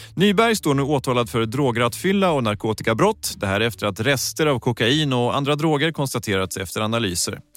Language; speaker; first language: Swedish; native; Swedish